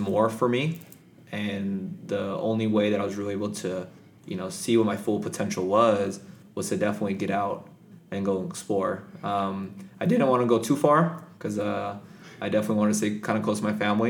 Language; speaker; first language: English; native; English